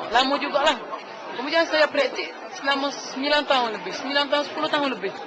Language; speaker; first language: Malay; non-native, fluent; Arabic